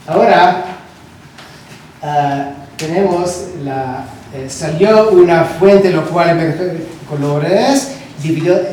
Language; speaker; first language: Spanish; non-native, learner; Hebrew